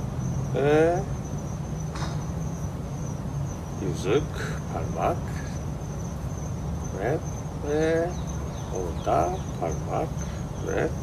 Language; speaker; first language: Turkish; non-native, learner; Japanese